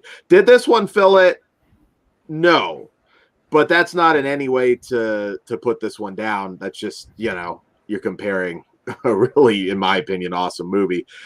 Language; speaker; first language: English; native; English